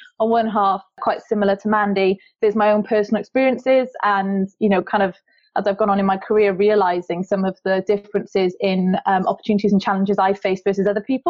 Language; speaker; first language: English; native; English